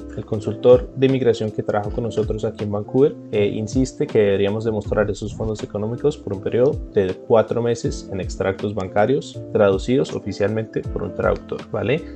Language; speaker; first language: Spanish; early bilingual, heritage; Spanish